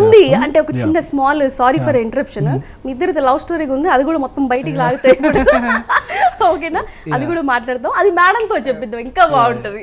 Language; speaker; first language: Telugu; native; Telugu